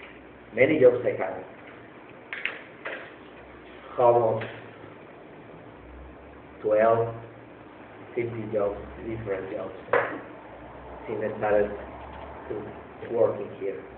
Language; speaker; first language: English; non-native, learner; Spanish